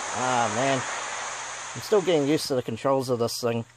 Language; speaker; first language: English; native; English